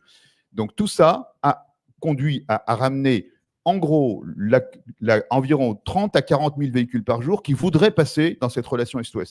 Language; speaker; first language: French; native; French